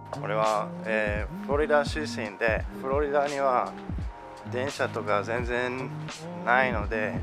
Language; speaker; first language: Japanese; non-native, fluent; English